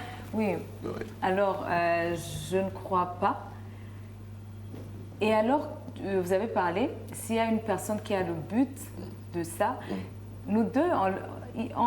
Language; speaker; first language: French; non-native, local second language; Rundi